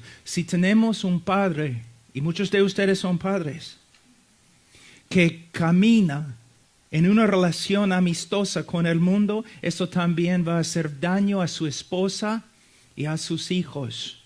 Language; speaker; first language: Spanish; non-native, fluent; English